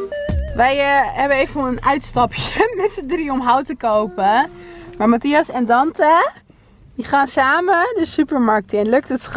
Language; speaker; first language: Dutch; native; Dutch